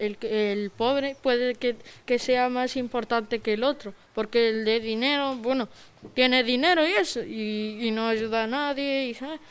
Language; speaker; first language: Spanish; early bilingual, other home language; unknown